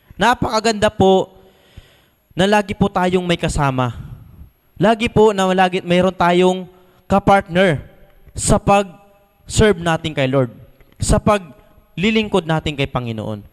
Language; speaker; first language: Filipino; non-native, local second language; Masbatenyo